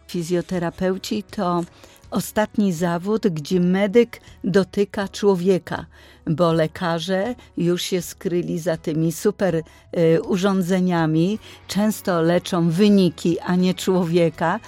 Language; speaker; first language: Polish; native; Polish